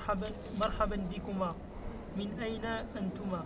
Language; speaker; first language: Arabic; non-native, learner; French